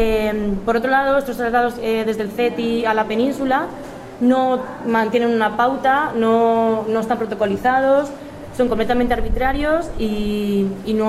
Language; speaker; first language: Spanish; native; Spanish